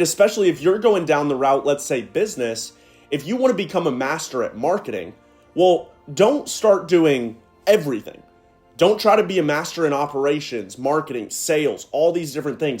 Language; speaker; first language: English; native; English